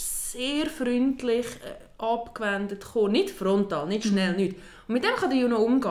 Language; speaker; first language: German; native; German